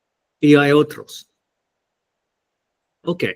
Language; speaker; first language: Spanish; non-native, fluent; English